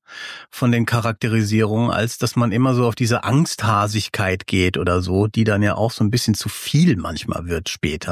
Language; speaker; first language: German; native; German